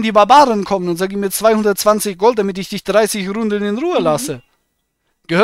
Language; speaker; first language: German; native; German